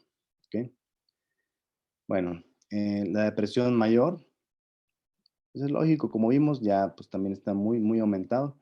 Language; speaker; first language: Spanish; native; Spanish